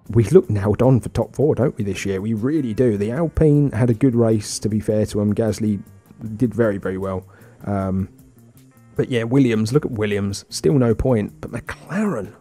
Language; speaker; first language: English; native; English